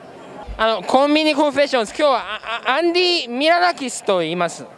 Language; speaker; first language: Japanese; early bilingual, heritage; English